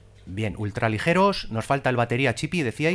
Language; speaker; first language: Spanish; native; Spanish